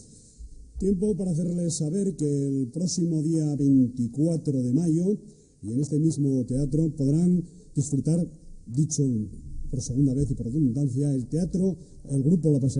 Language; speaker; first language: Spanish; native; Spanish